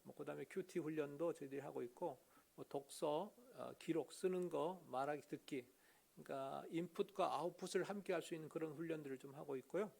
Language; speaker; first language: Korean; native; Korean